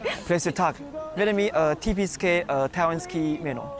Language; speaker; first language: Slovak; non-native, learner; Chinese